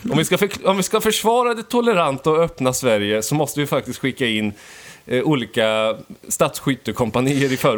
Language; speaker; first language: Swedish; native; Swedish